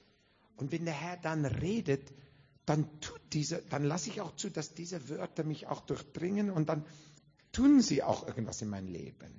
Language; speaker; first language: German; non-native, fluent; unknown